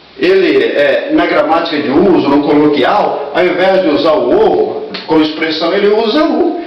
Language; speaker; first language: Portuguese; native; Portuguese